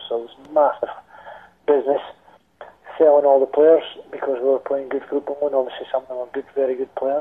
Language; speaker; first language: English; native; English